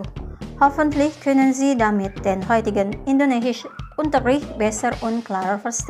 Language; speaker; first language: German; non-native, fluent; Indonesian